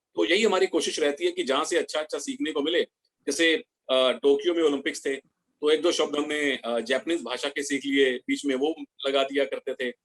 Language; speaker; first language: Hindi; native; Hindi